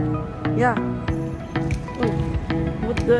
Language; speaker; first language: Dutch; non-native, learner; Cebuano